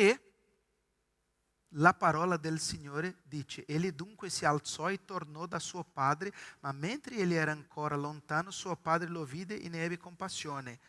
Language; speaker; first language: Italian; non-native, fluent; Portuguese